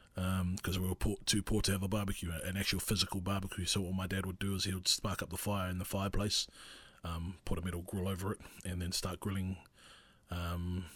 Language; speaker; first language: English; non-native, local second language; Māori